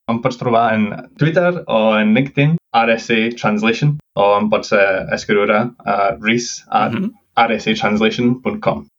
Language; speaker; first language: Catalan; non-native, fluent; English